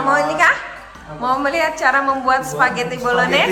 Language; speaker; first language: Indonesian; native; Indonesian